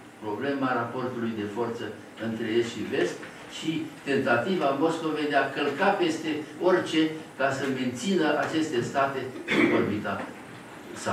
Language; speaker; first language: Romanian; native; Romanian